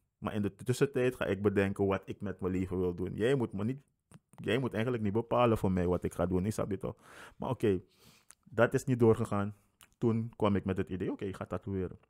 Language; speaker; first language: Dutch; native; Dutch